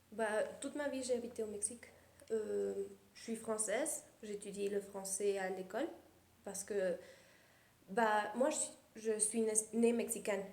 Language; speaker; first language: French; early bilingual, heritage; Spanish